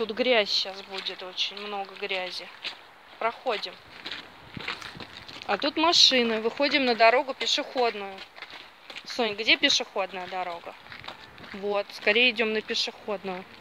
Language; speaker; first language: Russian; native; Russian